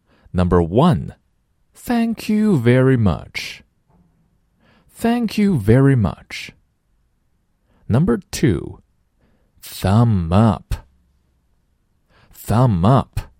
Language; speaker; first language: English; non-native, fluent; Chinese